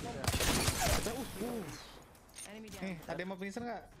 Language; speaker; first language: Indonesian; native; Indonesian